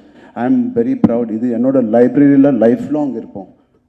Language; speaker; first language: Tamil; non-native, local second language; Telugu